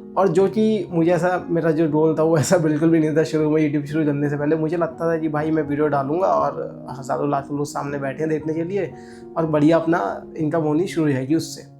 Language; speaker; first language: Hindi; native; Hindi